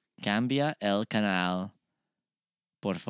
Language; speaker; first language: Spanish; non-native, learner; English